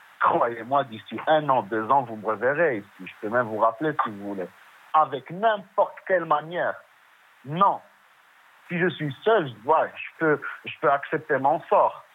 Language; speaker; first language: French; non-native, local second language; Arabic